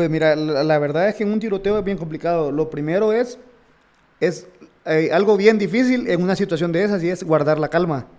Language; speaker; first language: Spanish; native; Spanish